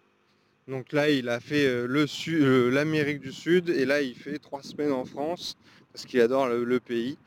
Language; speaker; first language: French; native; French